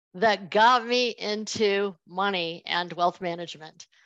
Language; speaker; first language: English; native; English